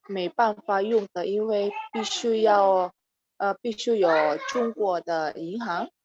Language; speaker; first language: Chinese; non-native, learner; Indonesian